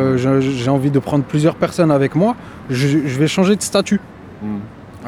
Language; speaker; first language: French; native; French